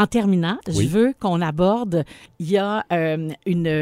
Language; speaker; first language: French; native; French